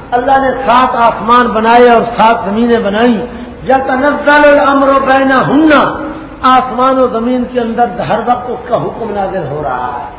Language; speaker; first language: Urdu; non-native, local second language; Punjabi